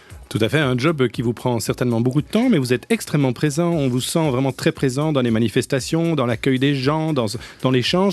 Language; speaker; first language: French; native; French